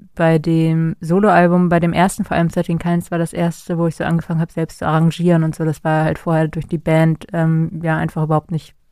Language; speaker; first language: German; native; German